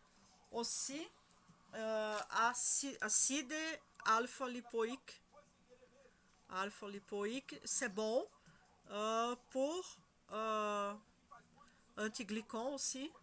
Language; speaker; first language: French; non-native, learner; Spanish